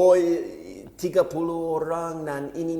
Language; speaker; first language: Indonesian; non-native, fluent; English